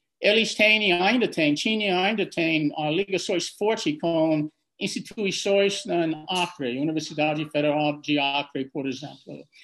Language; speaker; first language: Portuguese; non-native, fluent; English